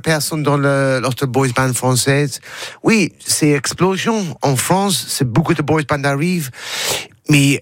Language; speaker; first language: French; non-native, learner; English